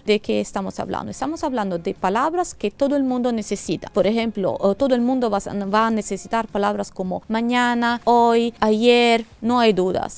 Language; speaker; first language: Spanish; non-native, fluent; Italian